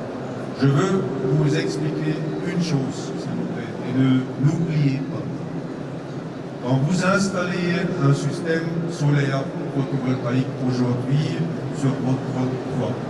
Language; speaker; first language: French; non-native, learner; German